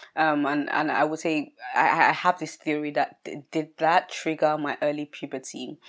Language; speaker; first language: English; early bilingual, other home language; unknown